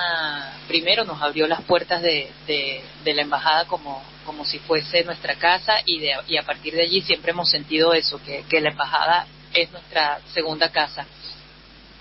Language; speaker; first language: Spanish; native; Spanish